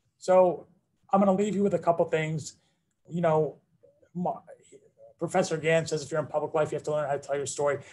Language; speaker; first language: English; native; English